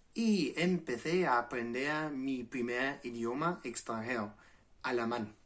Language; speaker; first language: Spanish; non-native, fluent; English